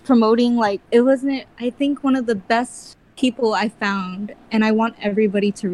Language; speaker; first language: English; early bilingual, other home language; Filipino